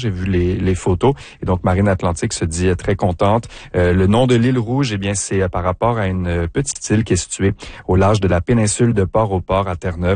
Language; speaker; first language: French; native; French